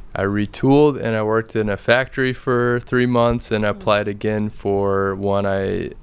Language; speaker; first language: English; native; English